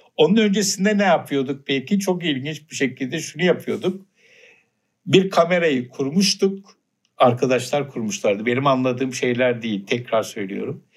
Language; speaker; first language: Turkish; native; Turkish